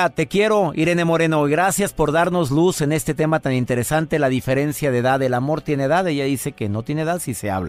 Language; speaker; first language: Spanish; native; Spanish